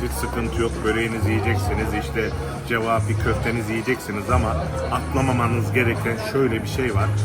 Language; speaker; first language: Turkish; native; Turkish